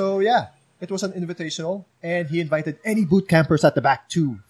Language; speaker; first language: English; non-native, local second language; Filipino